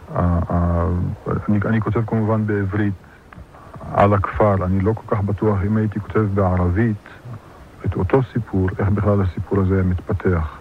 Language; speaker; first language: Hebrew; non-native, local second language; Arabic